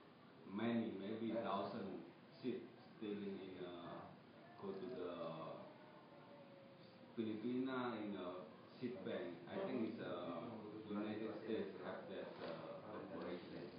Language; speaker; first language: English; non-native, learner; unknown